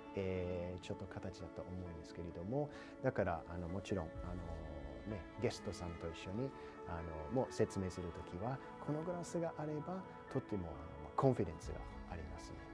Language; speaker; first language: Japanese; non-native, fluent; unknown